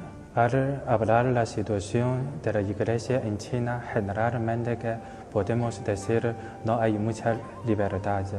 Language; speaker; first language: Spanish; non-native, fluent; Chinese